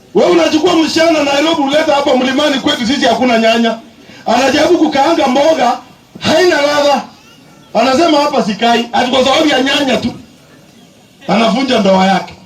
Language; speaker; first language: Swahili; non-native, local second language; Kalenjin